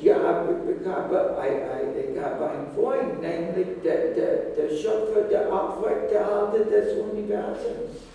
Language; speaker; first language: German; non-native, fluent; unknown